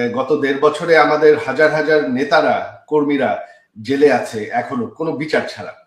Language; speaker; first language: Bangla; early bilingual, heritage; Bangla